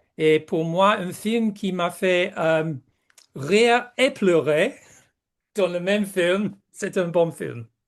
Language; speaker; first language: French; non-native, fluent; English